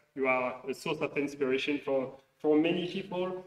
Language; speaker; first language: English; non-native, fluent; French